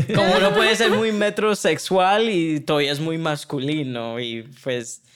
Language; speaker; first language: Spanish; early bilingual, heritage; Spanish